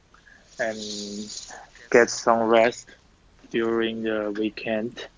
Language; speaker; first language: English; non-native, learner; Chinese